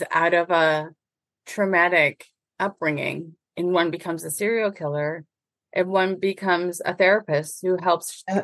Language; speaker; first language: English; native; English